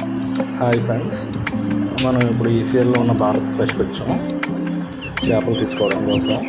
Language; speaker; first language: Telugu; native; Telugu